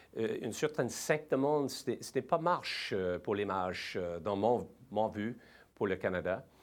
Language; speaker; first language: French; non-native, learner; English